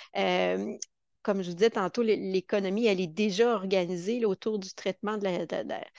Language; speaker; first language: French; native; French